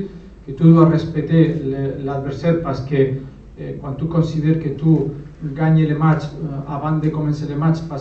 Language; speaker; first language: French; non-native, learner; Spanish